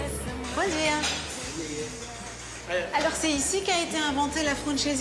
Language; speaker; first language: French; native; French